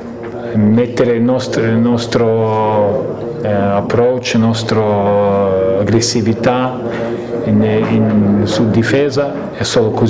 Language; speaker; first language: Italian; non-native, fluent; Lithuanian